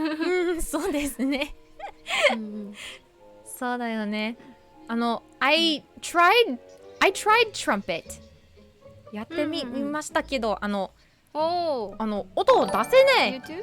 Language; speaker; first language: Japanese; non-native, learner; English